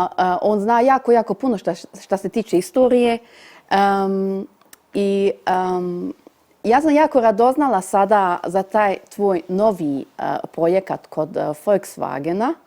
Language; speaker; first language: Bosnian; early bilingual, heritage; Bosnian